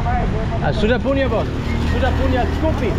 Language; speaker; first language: Indonesian; non-native, learner; German